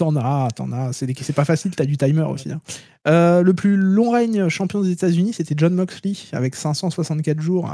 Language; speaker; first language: French; native; French